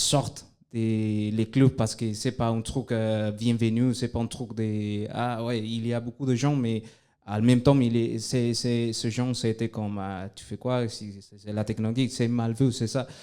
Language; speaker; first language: French; non-native, fluent; Spanish